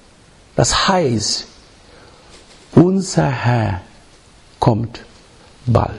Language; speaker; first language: German; non-native, learner; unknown